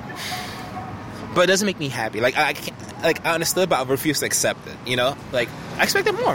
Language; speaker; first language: English; early bilingual, other home language; Haitian Creole